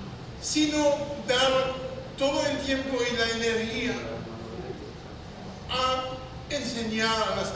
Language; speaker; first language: Spanish; non-native, fluent; French